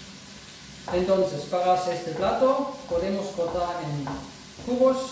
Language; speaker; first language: Spanish; non-native, fluent; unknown